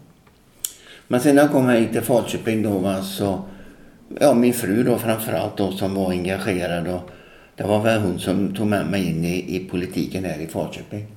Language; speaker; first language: Swedish; native; Swedish